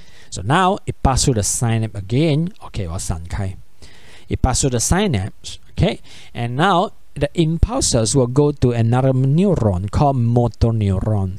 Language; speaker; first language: English; non-native, local second language; Chinese